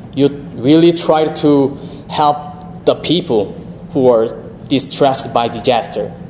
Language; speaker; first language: English; non-native, fluent; Korean